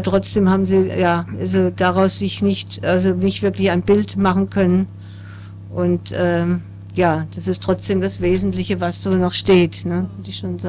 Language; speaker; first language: German; native; German